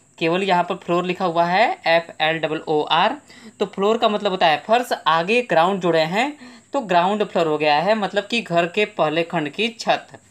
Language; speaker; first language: Hindi; native; Hindi